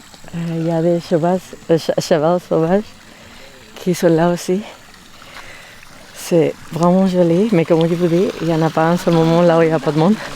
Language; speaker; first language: French; non-native, fluent; Spanish